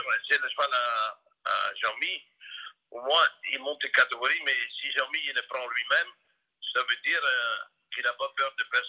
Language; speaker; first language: French; non-native, local second language; Dutch